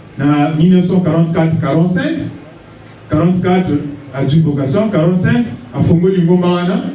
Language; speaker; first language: Lingala; non-native, local second language; Kongo